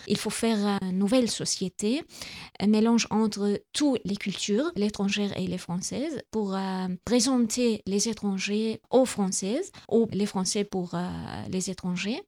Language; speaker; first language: French; non-native, local second language; Arabic